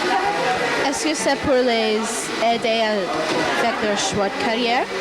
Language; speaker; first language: French; non-native, local second language; English